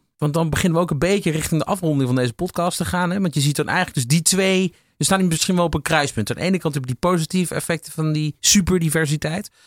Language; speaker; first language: Dutch; native; Dutch